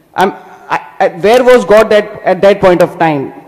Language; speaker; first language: English; non-native, local second language; Hindi